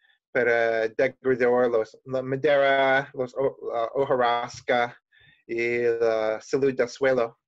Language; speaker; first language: Spanish; non-native, learner; English